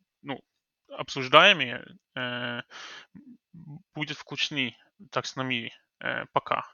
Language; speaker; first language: Russian; non-native, fluent; Norwegian